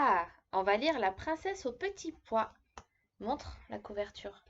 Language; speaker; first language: French; native; French